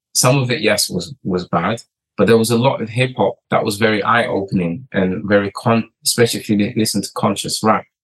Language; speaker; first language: English; early bilingual, other home language; Portuguese